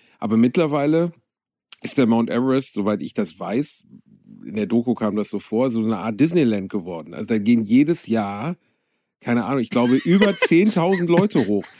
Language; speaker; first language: German; native; German